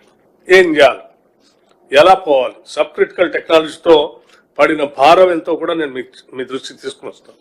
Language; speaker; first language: Telugu; native; Telugu